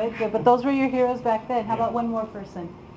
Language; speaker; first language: English; early bilingual, other home language; Spanish